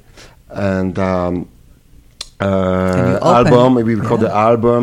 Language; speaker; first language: English; non-native, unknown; Polish